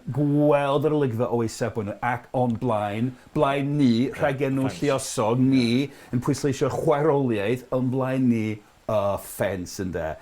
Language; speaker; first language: Welsh; non-native, fluent; English